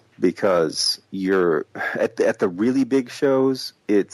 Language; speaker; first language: English; native; English